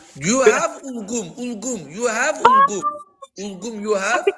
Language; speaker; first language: English; non-native, learner; Azerbaijani